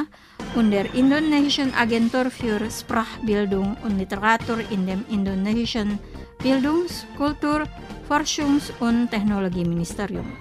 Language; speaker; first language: German; non-native, fluent; Indonesian